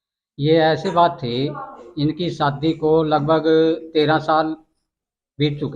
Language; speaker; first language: Hindi; non-native, local second language; Haryanvi